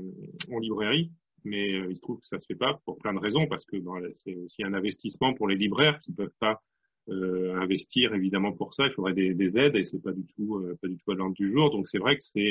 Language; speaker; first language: French; native; French